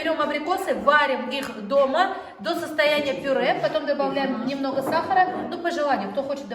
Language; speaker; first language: Russian; native; Russian